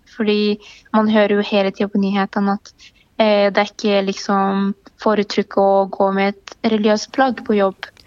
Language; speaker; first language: Norwegian; early bilingual, other home language; Arabic